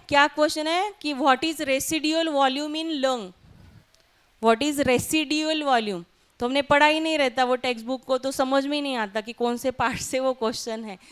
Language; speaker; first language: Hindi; non-native, local second language; Marathi